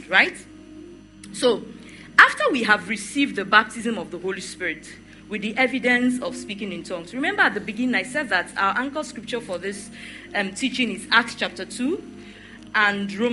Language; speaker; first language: English; non-native, local second language; Igbo